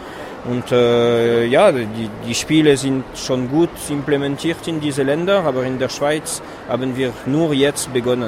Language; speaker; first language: German; non-native, fluent; French